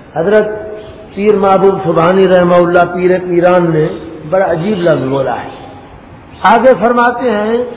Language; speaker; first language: Urdu; non-native, local second language; Saraiki